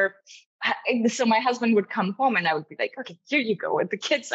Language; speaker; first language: English; non-native, local second language; Urdu